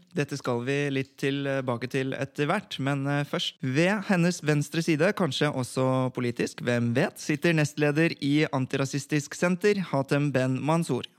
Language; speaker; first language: Norwegian; native; Norwegian